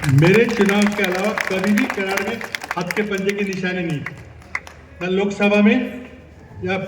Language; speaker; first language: Hindi; non-native, local second language; Marathi